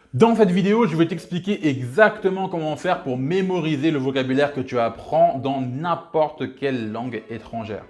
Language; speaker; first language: French; early bilingual, other home language; Lingala